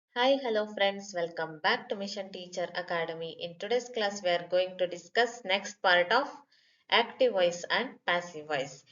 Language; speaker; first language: English; non-native, local second language; Kannada